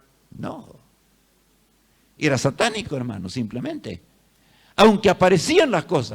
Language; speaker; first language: Spanish; native; Spanish